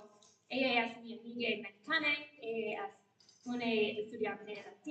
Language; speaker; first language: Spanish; non-native, learner; English